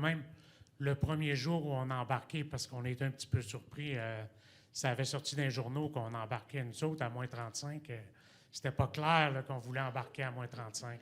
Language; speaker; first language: French; native; French